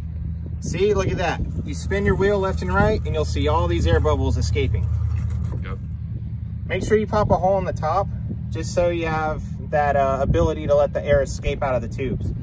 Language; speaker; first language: English; native; English